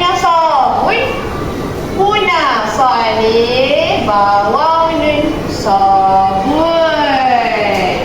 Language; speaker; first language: Arabic; non-native, learner; Malay